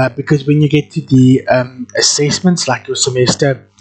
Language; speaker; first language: English; non-native, local second language; Afrikaans